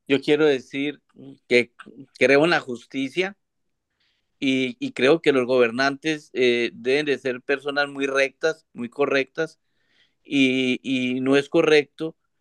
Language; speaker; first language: Spanish; native; Spanish